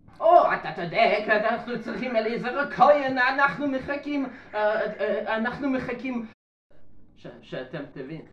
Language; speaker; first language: Hebrew; non-native, learner; Russian